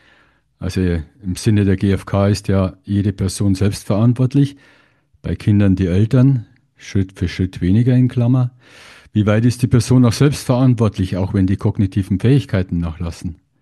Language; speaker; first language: German; native; German